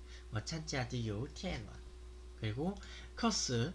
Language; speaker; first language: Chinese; non-native, learner; Korean